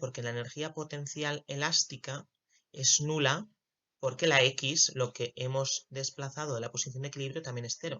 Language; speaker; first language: Spanish; native; Spanish